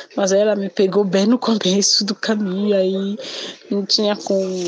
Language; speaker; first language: Portuguese; non-native, fluent; Lingala